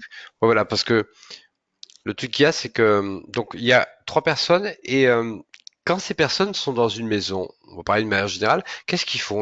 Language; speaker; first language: French; native; French